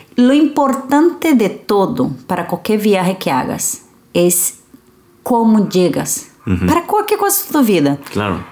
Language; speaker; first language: Spanish; early bilingual, other home language; Portuguese